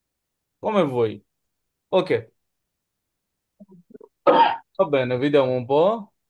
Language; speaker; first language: Italian; non-native, fluent; Bangla